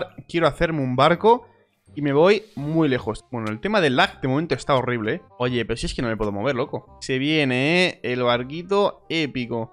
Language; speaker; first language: Spanish; native; Spanish